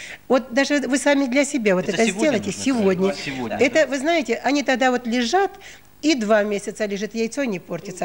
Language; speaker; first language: Russian; native; Russian